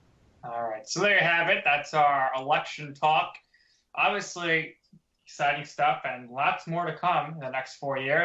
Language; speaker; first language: English; native; English